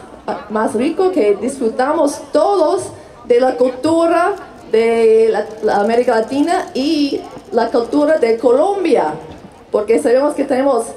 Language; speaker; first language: Spanish; non-native, fluent; English